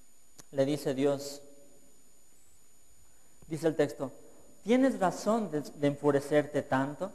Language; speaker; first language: Spanish; native; Spanish